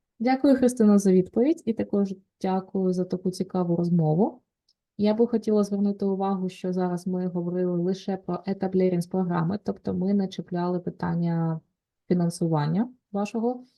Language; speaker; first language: Ukrainian; native; Ukrainian